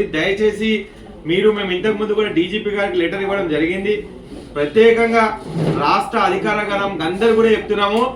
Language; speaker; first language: Telugu; native; Telugu